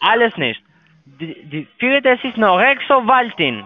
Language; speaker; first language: German; non-native, learner; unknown